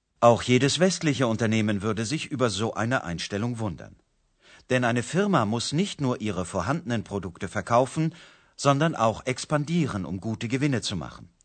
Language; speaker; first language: German; native; German